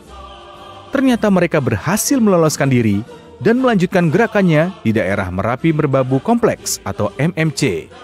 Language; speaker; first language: Indonesian; native; Indonesian